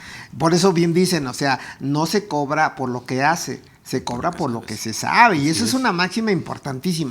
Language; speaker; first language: Spanish; native; Spanish